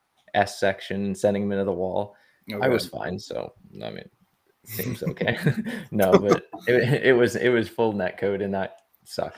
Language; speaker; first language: English; native; English